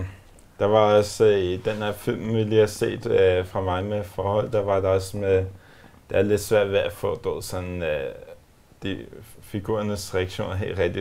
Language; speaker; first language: Danish; native; Danish